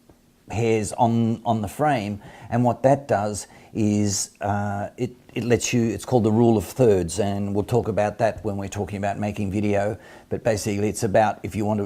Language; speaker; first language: English; native; English